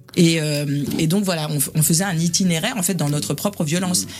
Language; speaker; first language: French; native; French